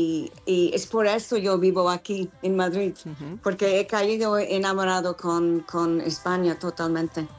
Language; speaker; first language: Spanish; non-native, fluent; English